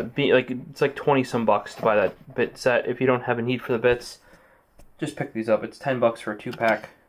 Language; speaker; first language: English; native; English